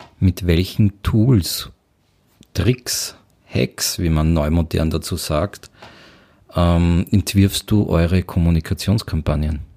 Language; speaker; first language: German; native; German